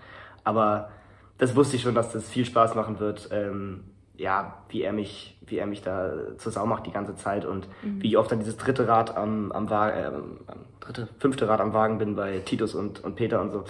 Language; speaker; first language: German; native; German